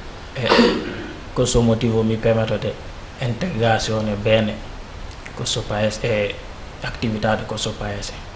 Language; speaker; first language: Italian; non-native, learner; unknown